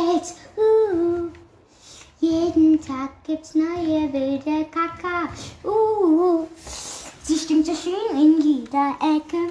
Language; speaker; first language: German; native; German